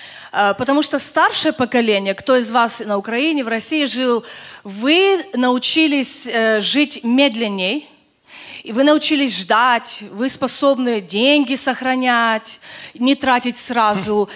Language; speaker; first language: Russian; early bilingual, other home language; Ukrainian